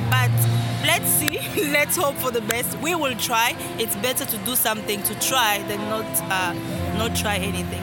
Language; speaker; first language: English; non-native, fluent; French